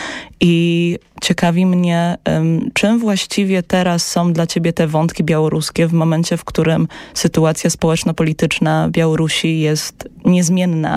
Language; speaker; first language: Polish; native; Polish